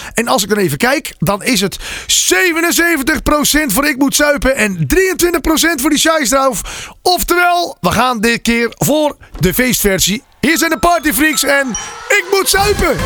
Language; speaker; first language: Dutch; native; Dutch